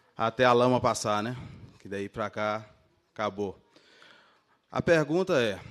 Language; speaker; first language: Portuguese; native; Portuguese